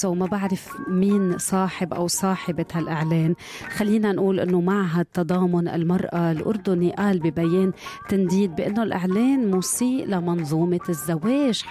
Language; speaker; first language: Arabic; native; Arabic